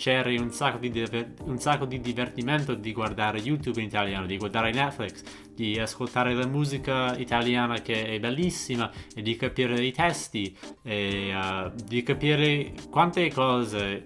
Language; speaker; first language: Italian; non-native, fluent; English